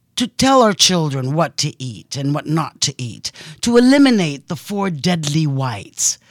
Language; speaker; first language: English; early bilingual, other home language; Italian